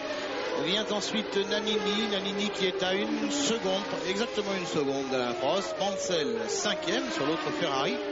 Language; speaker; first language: French; native; French